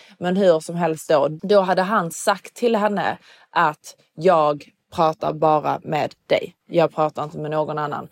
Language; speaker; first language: Swedish; early bilingual, other home language; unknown